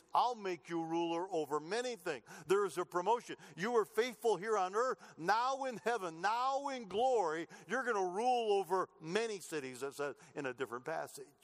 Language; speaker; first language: English; native; English